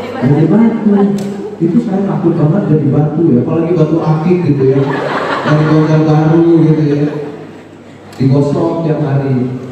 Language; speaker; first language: Indonesian; non-native, local second language; Minangkabau